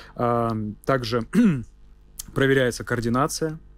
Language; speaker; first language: Russian; non-native, local second language; Armenian